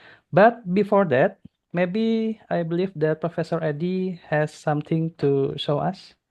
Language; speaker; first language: English; non-native, fluent; Indonesian